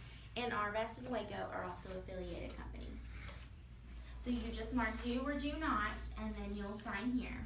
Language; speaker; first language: English; native; English